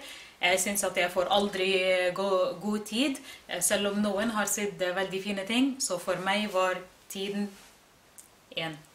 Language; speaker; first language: Norwegian; non-native, fluent; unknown